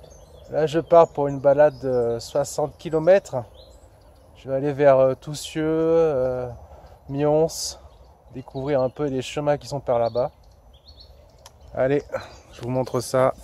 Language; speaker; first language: French; native; French